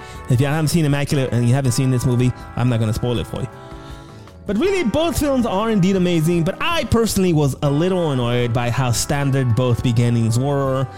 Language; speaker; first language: English; native; English